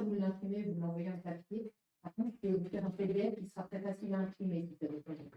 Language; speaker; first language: French; native; French